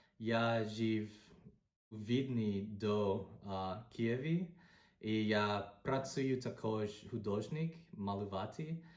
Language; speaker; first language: Ukrainian; non-native, learner; English